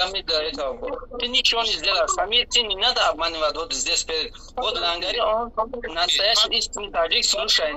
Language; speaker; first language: Russian; non-native, learner; Tajik